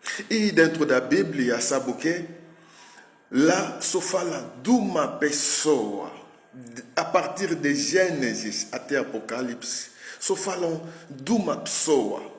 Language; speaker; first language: Portuguese; non-native, fluent; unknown